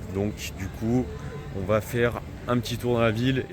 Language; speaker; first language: French; native; French